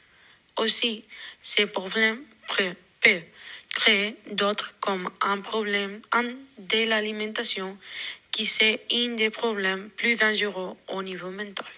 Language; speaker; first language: French; non-native, learner; Spanish